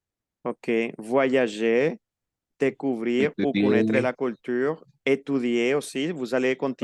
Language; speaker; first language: French; non-native, fluent; Spanish